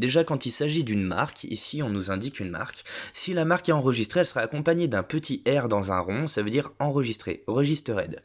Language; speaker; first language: French; native; French